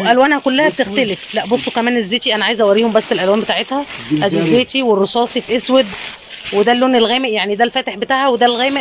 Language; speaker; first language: Arabic; native; Arabic